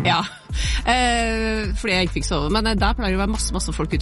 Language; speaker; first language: Norwegian; native; Norwegian